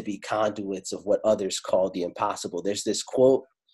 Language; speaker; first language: English; non-native, fluent; Italian